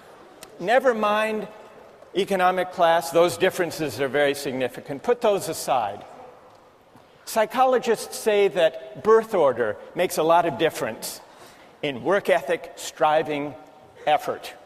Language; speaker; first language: English; native; English